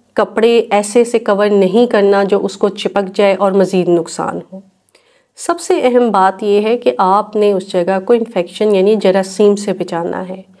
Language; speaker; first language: Urdu; native; Urdu